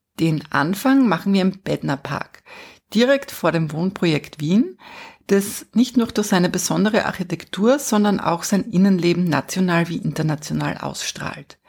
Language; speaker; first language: German; native; German